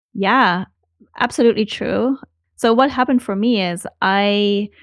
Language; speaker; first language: English; non-native, fluent; Dutch